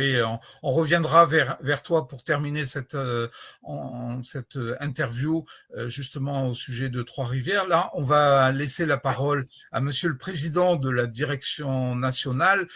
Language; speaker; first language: French; native; French